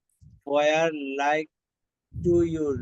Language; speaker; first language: English; non-native, learner; Bangla